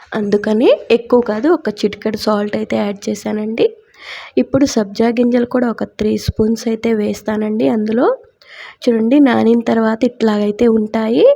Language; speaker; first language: Telugu; native; Telugu